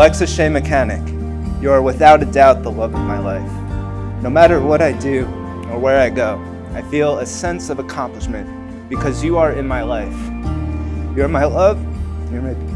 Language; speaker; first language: English; native; English